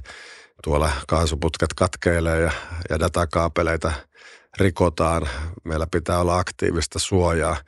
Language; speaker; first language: Finnish; native; Finnish